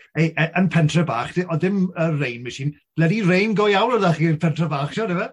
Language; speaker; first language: Welsh; native; Welsh